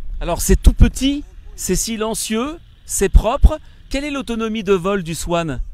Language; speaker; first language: French; native; French